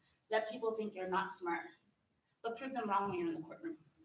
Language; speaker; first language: English; early bilingual, other home language; Spanish